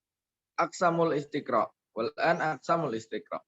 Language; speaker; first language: Arabic; non-native, learner; Indonesian